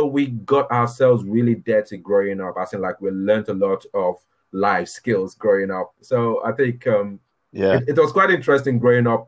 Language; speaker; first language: English; non-native, local second language; Yoruba